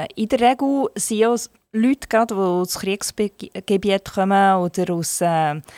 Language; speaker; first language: German; non-native, fluent; Turkish